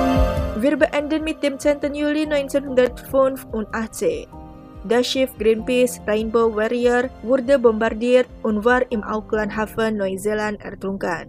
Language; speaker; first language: German; non-native, fluent; Indonesian